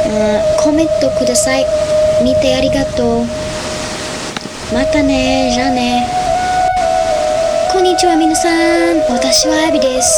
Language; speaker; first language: Japanese; non-native, learner; English